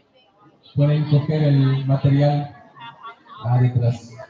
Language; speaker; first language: Spanish; non-native, learner; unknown